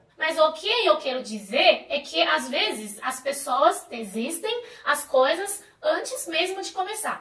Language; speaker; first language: Portuguese; non-native, fluent; Chinese